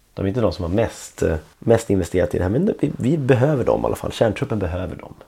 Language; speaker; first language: Swedish; native; Swedish